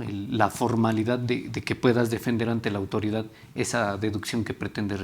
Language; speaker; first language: Spanish; native; Spanish